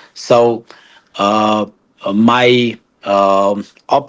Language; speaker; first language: English; non-native, learner; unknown